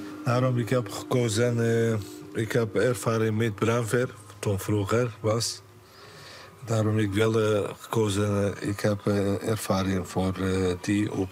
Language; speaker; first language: Dutch; non-native, learner; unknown